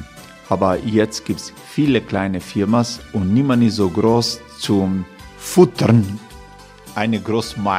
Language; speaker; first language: German; non-native, learner; Croatian